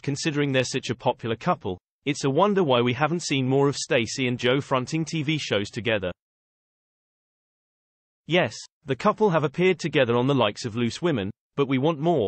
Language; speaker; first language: English; native; English